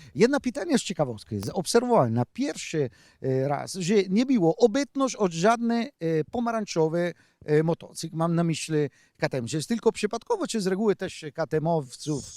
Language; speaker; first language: Polish; non-native, learner; Italian